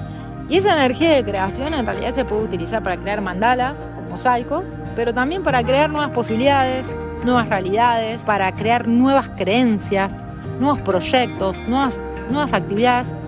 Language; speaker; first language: Spanish; native; Spanish